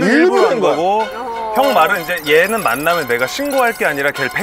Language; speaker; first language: Korean; native; Korean